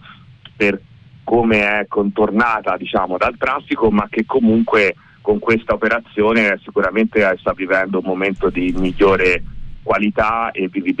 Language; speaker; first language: Italian; native; Italian